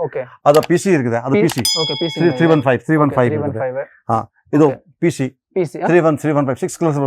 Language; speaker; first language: Tamil; non-native, local second language; Kannada